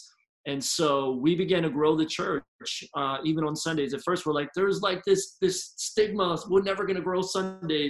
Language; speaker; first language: English; native; English